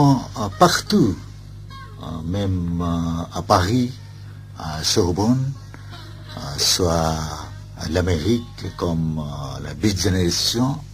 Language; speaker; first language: French; non-native, fluent; Bangla